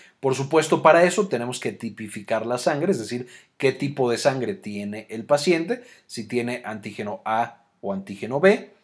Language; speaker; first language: Spanish; native; Spanish